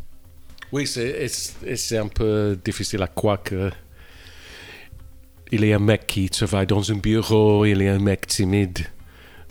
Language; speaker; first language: French; non-native, learner; English